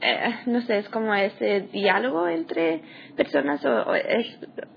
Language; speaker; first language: Spanish; non-native, learner; English